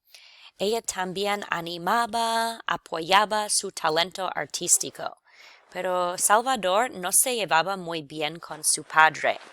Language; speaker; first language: Spanish; non-native, fluent; English